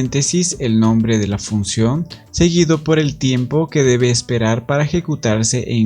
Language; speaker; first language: Spanish; native; Spanish